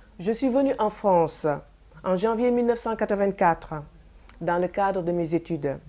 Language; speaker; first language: French; non-native, local second language; Wolof